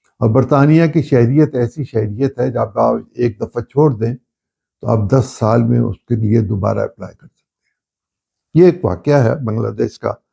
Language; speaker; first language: Urdu; non-native, local second language; Punjabi